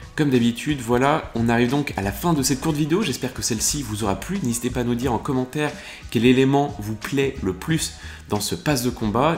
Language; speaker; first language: French; native; French